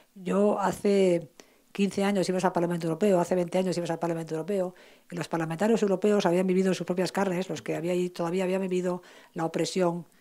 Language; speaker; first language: Spanish; native; Spanish